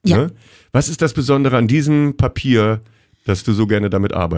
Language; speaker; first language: German; native; German